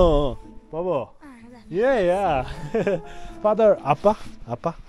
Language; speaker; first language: English; non-native, learner; Korean